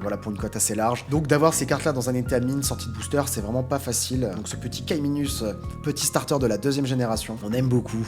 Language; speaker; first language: French; native; French